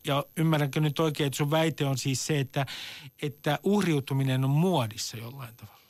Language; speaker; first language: Finnish; native; Finnish